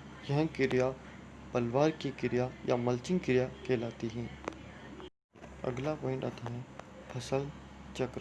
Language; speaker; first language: Hindi; native; Hindi